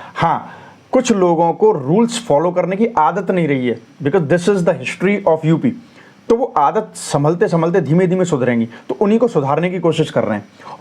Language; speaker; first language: Hindi; native; Hindi